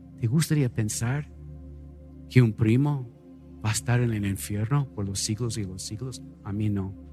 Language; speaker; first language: Spanish; non-native, fluent; English